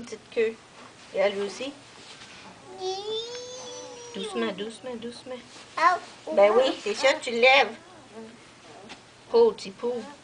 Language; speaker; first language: French; native; French